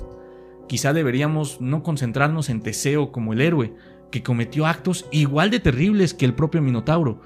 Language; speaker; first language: Spanish; native; Spanish